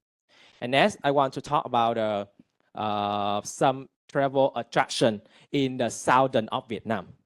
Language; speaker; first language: English; non-native, fluent; Vietnamese